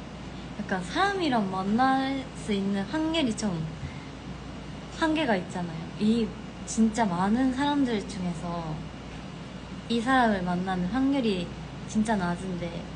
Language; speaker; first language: Korean; non-native, fluent; Japanese